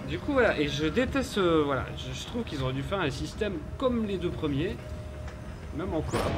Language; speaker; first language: French; native; French